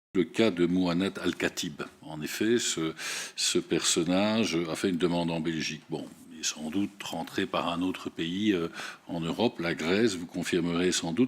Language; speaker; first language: French; native; French